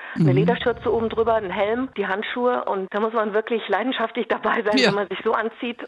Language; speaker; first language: German; native; German